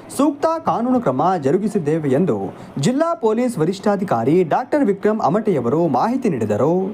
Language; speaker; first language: Kannada; native; Kannada